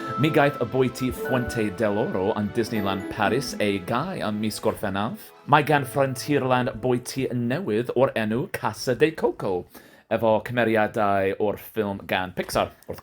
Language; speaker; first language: Welsh; non-native, learner; English